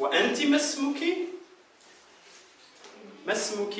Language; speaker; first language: Arabic; non-native, fluent; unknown